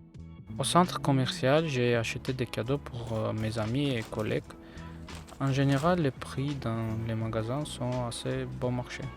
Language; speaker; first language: French; non-native, learner; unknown